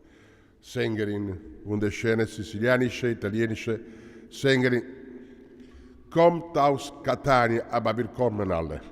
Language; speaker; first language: German; non-native, learner; Italian